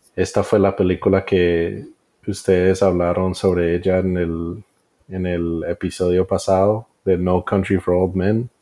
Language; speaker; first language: Spanish; early bilingual, heritage; Spanish